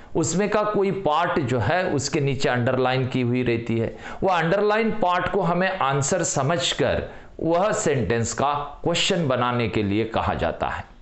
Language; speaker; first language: Hindi; non-native, local second language; Marathi